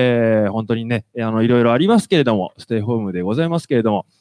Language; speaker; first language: Japanese; native; Japanese